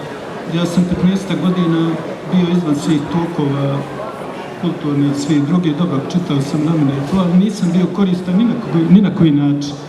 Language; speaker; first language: Bosnian; native; Bosnian